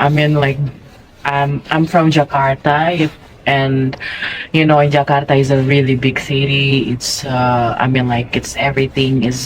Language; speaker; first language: English; non-native, fluent; Indonesian